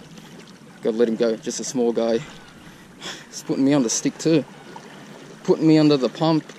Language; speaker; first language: English; native; English